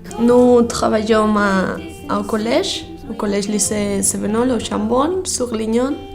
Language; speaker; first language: French; non-native, learner; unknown